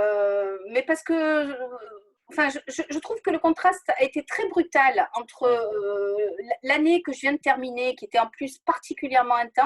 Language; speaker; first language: French; native; French